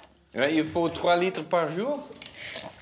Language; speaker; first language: French; non-native, learner; Dutch